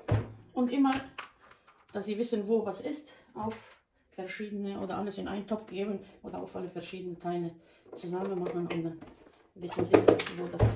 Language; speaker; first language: German; non-native, fluent; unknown